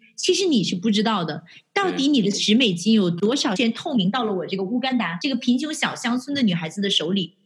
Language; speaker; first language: Chinese; native; Chinese